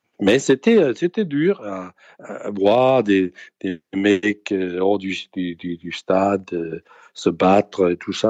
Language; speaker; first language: French; non-native, fluent; Danish